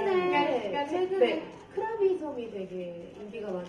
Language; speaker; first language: Korean; native; Korean